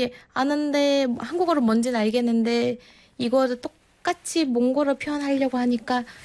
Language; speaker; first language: Korean; non-native, fluent; Mongolian